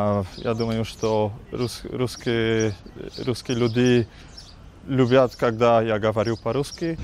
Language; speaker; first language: Russian; non-native, learner; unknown